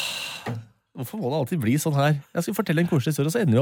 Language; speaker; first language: Norwegian; native; Norwegian